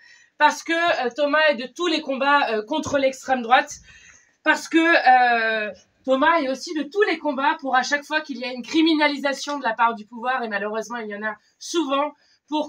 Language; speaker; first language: French; native; French